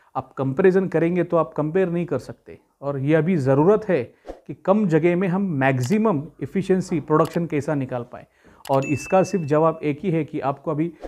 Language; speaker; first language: Hindi; non-native, local second language; Marathi